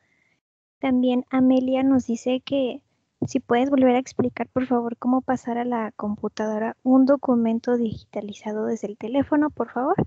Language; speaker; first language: Spanish; native; Spanish